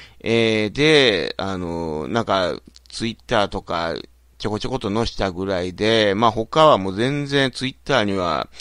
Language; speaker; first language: Japanese; native; Japanese